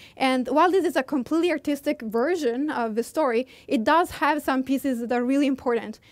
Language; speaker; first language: English; non-native, fluent; Italian